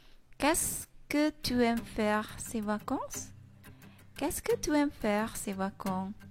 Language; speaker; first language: French; non-native, fluent; Indonesian